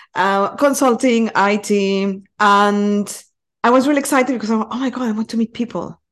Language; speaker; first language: English; non-native, fluent; Spanish